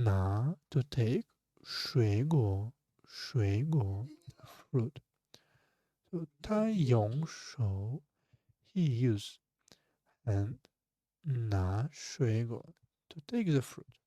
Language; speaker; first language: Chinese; non-native, fluent; Russian